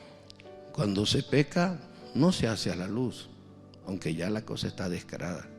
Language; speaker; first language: Spanish; native; Spanish